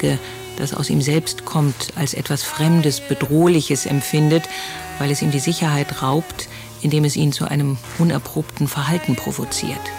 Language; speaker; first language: German; native; German